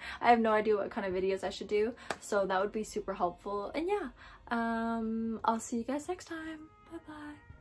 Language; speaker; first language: English; early bilingual, other home language; Japanese